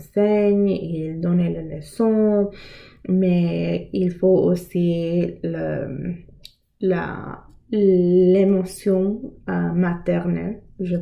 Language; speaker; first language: French; non-native, learner; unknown